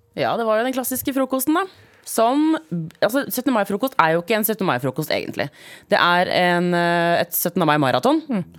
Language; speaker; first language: Norwegian; early bilingual, other home language; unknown